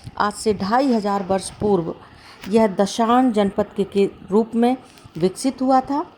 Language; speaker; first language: Hindi; native; Hindi